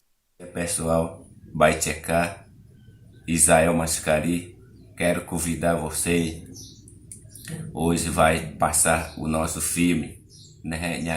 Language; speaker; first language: Portuguese; non-native, local second language; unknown